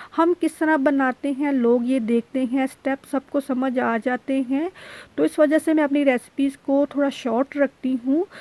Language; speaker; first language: Urdu; native; Urdu